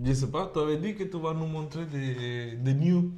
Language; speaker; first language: French; non-native, fluent; Spanish